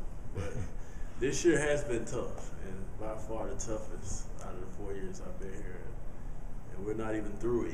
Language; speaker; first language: English; native; English